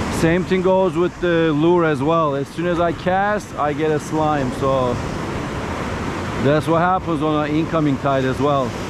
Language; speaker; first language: English; native; English